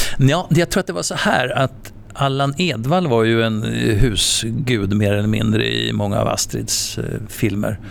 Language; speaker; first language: Swedish; native; Swedish